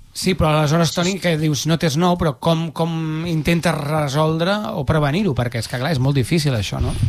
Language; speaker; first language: Catalan; native; Catalan